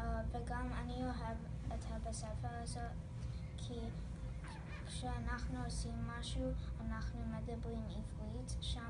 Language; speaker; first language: Hebrew; non-native, learner; English